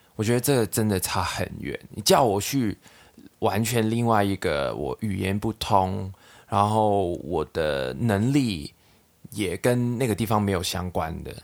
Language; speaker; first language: Chinese; non-native, local second language; Cantonese